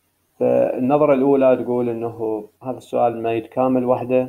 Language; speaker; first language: Arabic; native; Arabic